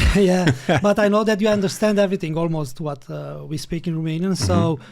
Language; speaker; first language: English; non-native, fluent; Romanian